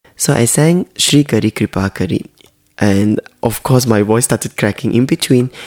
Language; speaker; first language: English; non-native, local second language; Hakka Chinese